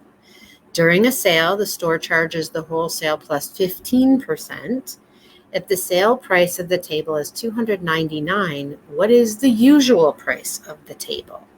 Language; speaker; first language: English; native; English